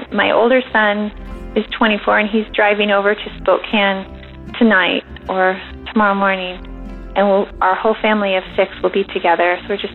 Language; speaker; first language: English; native; English